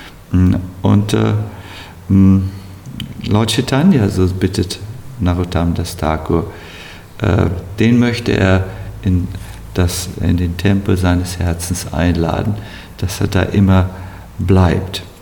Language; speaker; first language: German; native; German